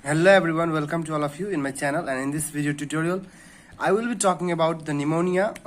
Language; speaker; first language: English; non-native, local second language; Nepali